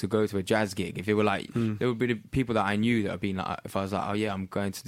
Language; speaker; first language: English; native; English